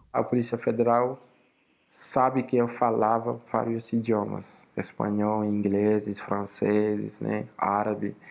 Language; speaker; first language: Portuguese; non-native, fluent; Wolof